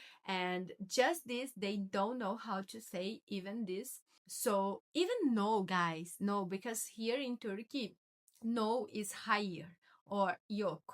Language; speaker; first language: English; non-native, learner; Portuguese